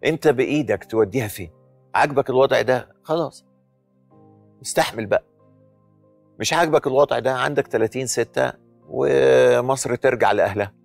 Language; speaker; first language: Arabic; native; Arabic